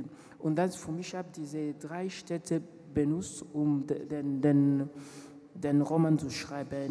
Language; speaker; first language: German; non-native, learner; French